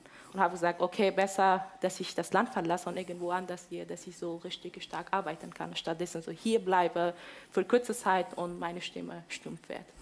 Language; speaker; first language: German; non-native, fluent; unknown